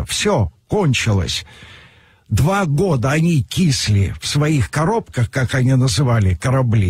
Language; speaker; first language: Russian; native; Russian